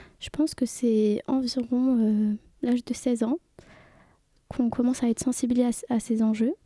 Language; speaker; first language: French; native; French